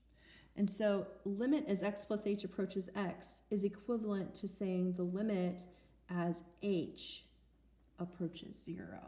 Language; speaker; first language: English; native; English